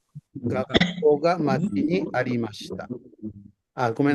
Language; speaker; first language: Japanese; non-native, fluent; Indonesian